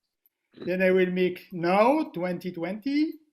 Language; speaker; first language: English; non-native, fluent; Arabic